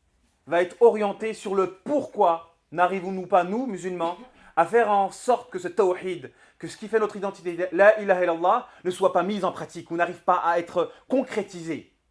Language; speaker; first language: French; native; French